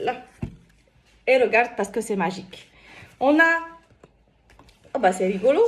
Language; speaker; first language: French; native; French